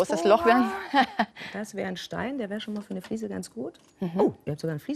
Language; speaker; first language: German; native; German